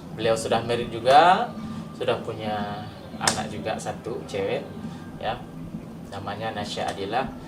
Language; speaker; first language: Indonesian; non-native, local second language; Achinese